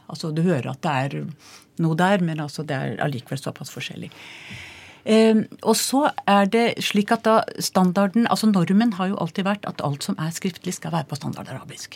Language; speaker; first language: Norwegian; native; Norwegian